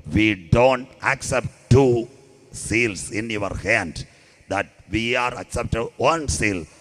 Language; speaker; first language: English; non-native, local second language; Malayalam